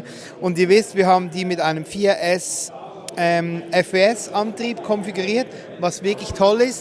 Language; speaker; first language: German; native; German